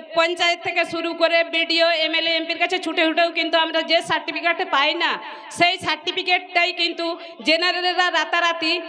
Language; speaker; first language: Bangla; non-native, local second language; Santali